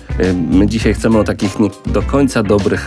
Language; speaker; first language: Polish; native; Polish